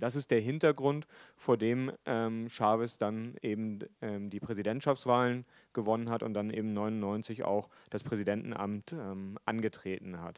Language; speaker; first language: German; native; German